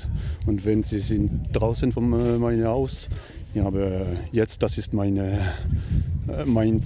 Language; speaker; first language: German; non-native, local second language; French